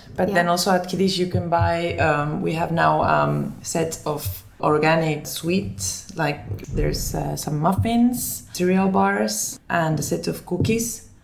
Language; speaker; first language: English; early bilingual, other home language; Finnish